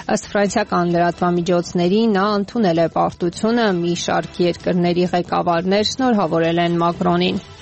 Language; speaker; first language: Armenian; native; Armenian